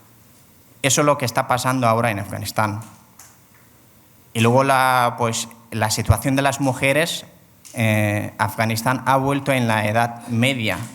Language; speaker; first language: Spanish; non-native, fluent; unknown